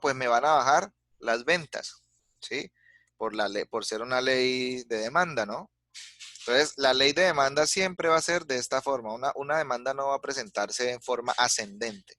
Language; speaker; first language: Spanish; native; Spanish